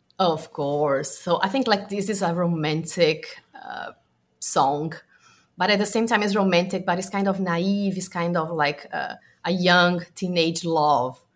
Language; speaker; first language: English; non-native, fluent; Portuguese